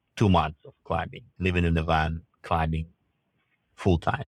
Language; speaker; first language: English; non-native, fluent; Russian